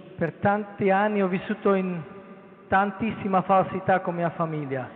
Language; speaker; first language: Italian; non-native, fluent; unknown